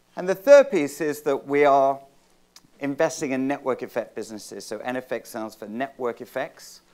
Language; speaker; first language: English; native; English